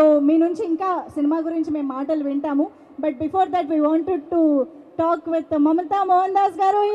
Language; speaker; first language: Telugu; native; Telugu